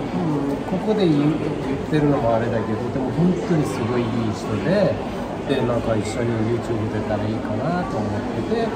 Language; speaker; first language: Japanese; non-native, fluent; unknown